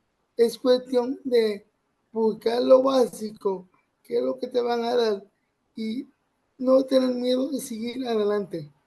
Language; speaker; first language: Spanish; early bilingual, other home language; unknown